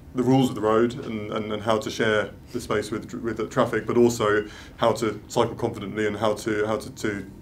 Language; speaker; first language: English; native; English